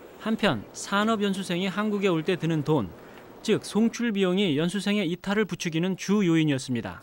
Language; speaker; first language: Korean; native; Korean